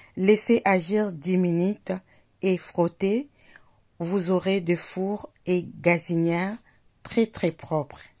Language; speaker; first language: French; non-native, local second language; Lingala